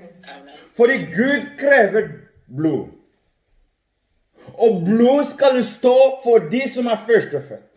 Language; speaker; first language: Norwegian; non-native, fluent; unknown